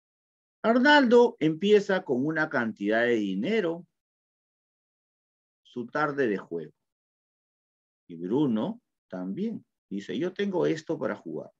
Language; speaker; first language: Spanish; native; Spanish